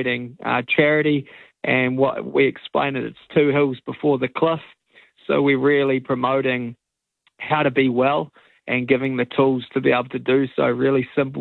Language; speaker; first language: English; native; English